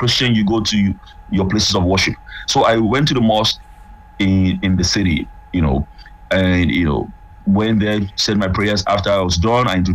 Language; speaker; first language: English; non-native, local second language; Yoruba